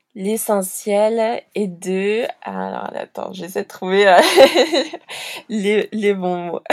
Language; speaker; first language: French; native; French